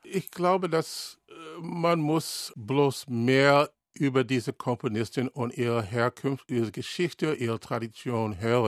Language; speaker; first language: German; non-native, learner; English